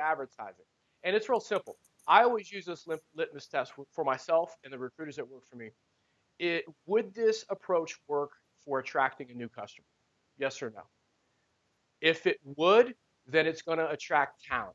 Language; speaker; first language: English; native; English